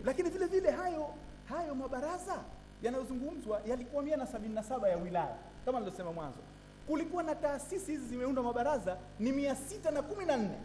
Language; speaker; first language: Swahili; native; Swahili